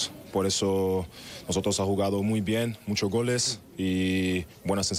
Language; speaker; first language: Spanish; non-native, learner; German